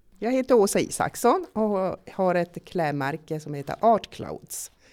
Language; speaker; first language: Swedish; native; Swedish